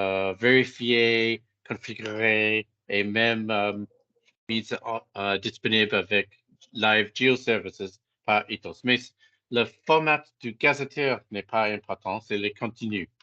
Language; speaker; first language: French; non-native, fluent; English